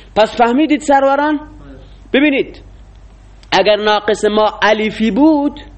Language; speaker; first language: Persian; non-native, local second language; Baluchi